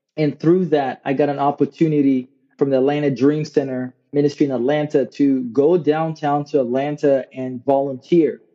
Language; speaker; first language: English; non-native, local second language; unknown